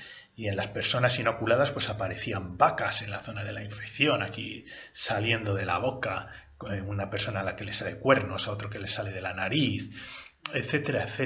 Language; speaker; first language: Spanish; native; Spanish